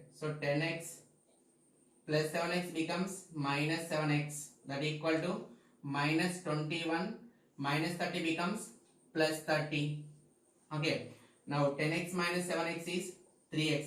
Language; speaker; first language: English; non-native, local second language; Telugu